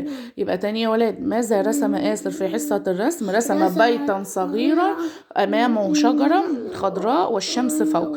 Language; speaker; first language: Arabic; native; Arabic